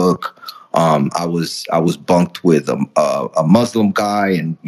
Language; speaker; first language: English; early bilingual, other home language; Spanish